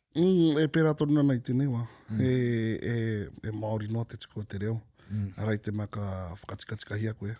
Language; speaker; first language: Māori; native; Māori